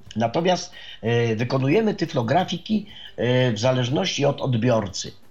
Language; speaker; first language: Polish; native; Polish